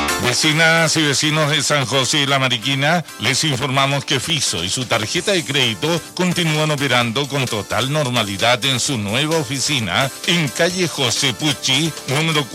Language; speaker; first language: Spanish; native; Spanish